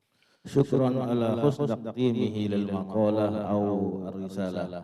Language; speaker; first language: Arabic; non-native, fluent; Indonesian